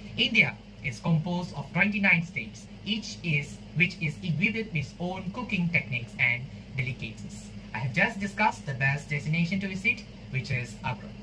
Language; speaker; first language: English; non-native, local second language; Tamil